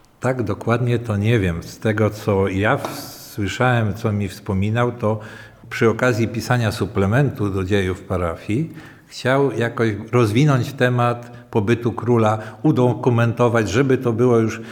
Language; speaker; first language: Polish; native; Polish